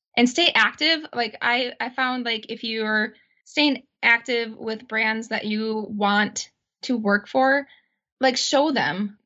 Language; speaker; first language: English; native; English